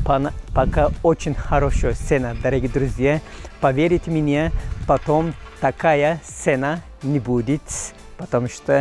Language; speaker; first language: Russian; non-native, fluent; Turkish